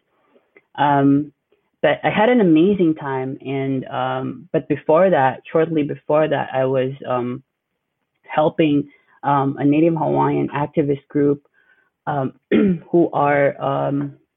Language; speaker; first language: English; non-native, local second language; Filipino